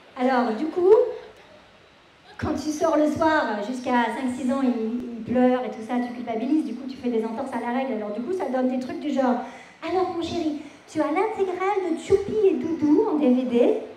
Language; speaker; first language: French; native; French